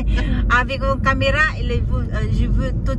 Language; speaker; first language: French; non-native, learner; Filipino